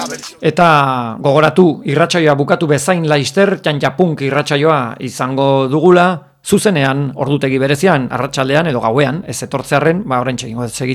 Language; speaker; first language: Basque; native; Basque